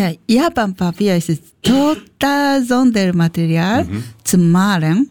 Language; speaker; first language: German; non-native, learner; Japanese